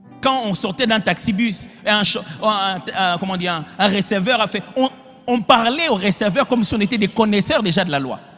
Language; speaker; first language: French; non-native, local second language; Lingala